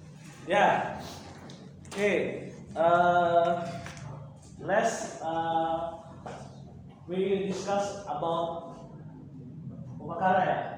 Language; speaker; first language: English; non-native, learner; Indonesian